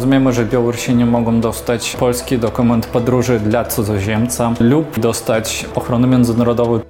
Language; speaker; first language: Polish; non-native, fluent; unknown